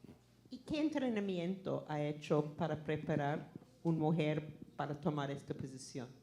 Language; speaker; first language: Spanish; non-native, fluent; English